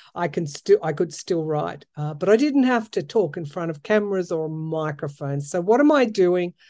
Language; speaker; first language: English; native; English